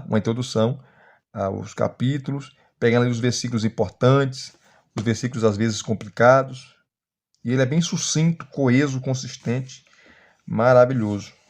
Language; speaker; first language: Portuguese; native; Portuguese